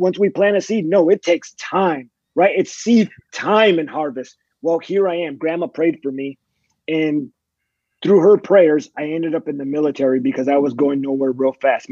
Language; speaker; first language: English; native; English